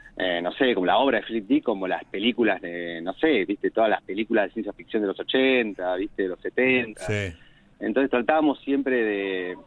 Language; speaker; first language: Spanish; native; Spanish